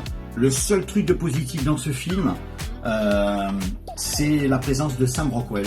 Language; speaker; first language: French; native; French